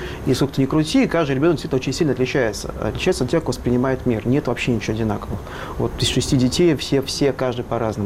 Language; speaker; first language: Russian; native; Russian